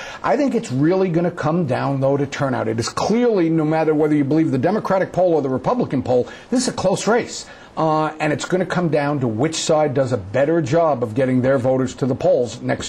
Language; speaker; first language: English; native; English